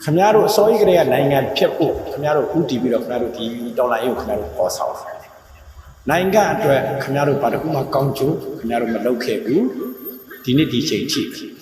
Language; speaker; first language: Burmese; native; Burmese